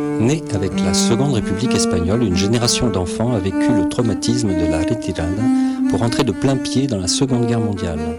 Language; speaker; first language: French; native; French